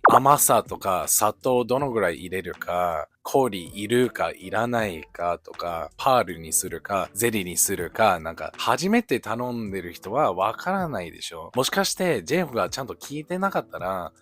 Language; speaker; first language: Japanese; non-native, fluent; English